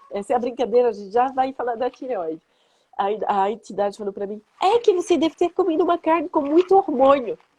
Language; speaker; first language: Portuguese; non-native, fluent; French